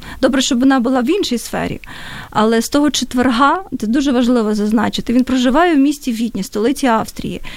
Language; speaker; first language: Ukrainian; native; Ukrainian